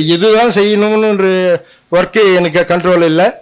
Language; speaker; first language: Tamil; native; Tamil